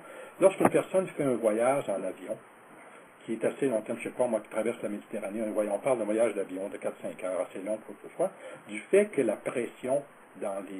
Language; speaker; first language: French; native; French